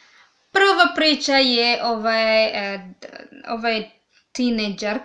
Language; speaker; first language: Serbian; non-native, learner; English